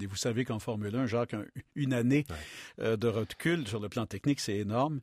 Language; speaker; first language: French; native; French